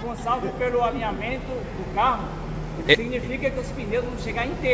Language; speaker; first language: Portuguese; native; Portuguese